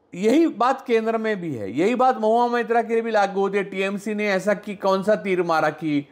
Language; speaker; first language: Hindi; non-native, local second language; Marathi